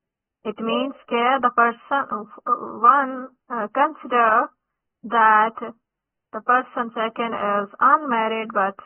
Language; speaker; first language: English; non-native, local second language; Urdu